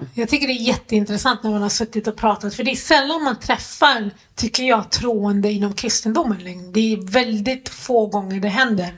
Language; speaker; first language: Swedish; early bilingual, other home language; Arabic